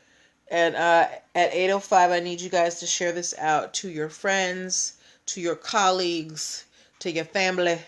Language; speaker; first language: English; native; English